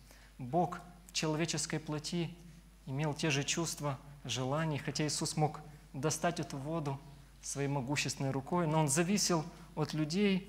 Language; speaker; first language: Russian; native; Russian